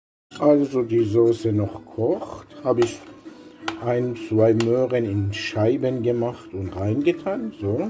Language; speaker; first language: German; non-native, learner; Persian